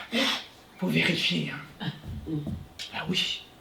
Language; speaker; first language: French; native; French